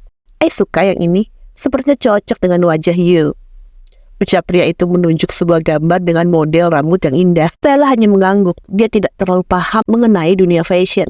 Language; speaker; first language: Indonesian; native; Indonesian